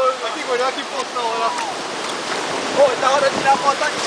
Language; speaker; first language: Portuguese; native; Portuguese